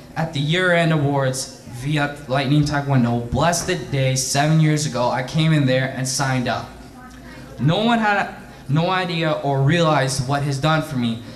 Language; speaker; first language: English; native; English